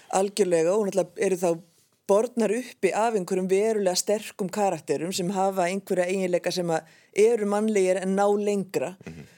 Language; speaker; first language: Icelandic; native; Icelandic